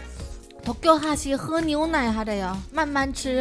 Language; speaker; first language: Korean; non-native, fluent; Chinese